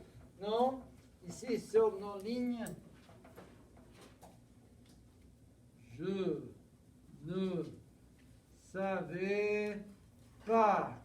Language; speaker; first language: French; non-native, fluent; English